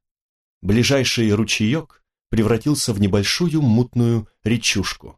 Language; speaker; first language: Russian; native; Russian